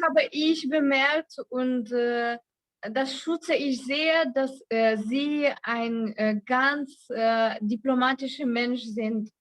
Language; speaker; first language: German; non-native, learner; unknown